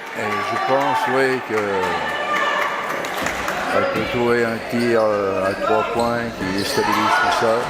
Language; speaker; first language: French; native; French